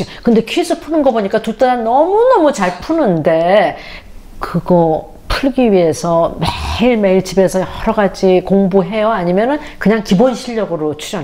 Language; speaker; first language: Korean; native; Korean